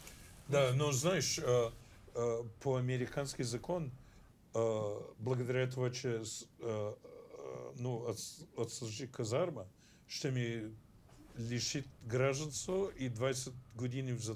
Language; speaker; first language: Bulgarian; non-native, fluent; English